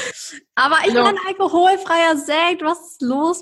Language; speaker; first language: German; native; German